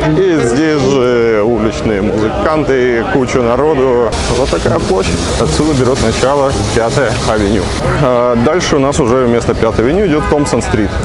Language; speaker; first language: Russian; native; Russian